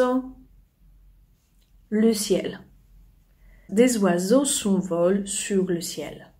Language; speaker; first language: French; non-native, fluent; Polish